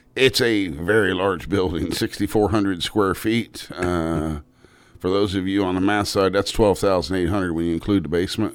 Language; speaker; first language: English; native; English